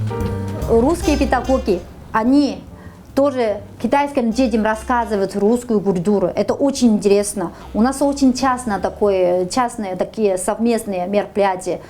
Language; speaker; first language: Russian; non-native, fluent; Chinese